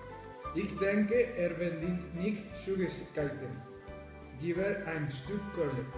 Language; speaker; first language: German; non-native, learner; English